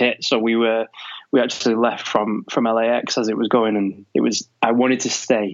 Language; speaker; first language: English; native; English